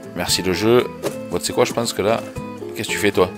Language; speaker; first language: French; native; French